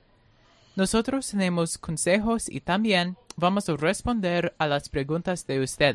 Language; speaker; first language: Spanish; non-native, learner; English